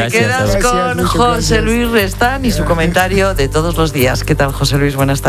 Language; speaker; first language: Spanish; native; Spanish